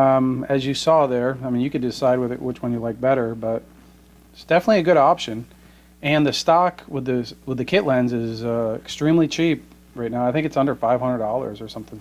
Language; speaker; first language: English; native; English